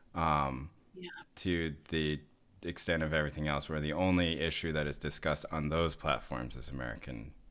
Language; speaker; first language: English; native; English